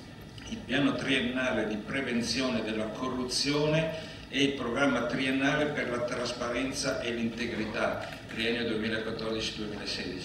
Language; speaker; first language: Italian; native; Italian